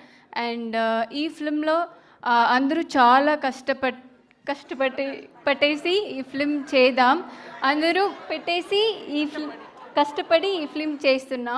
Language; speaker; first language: Telugu; non-native, learner; Tamil